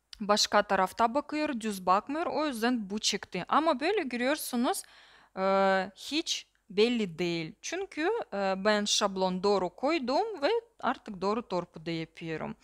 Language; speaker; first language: Turkish; non-native, learner; Russian